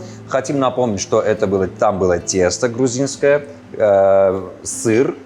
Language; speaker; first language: Russian; non-native, fluent; Armenian